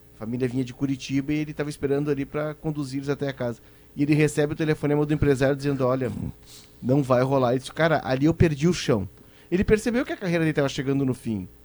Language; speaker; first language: Portuguese; native; Portuguese